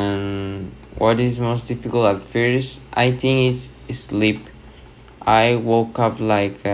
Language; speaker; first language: English; non-native, learner; Spanish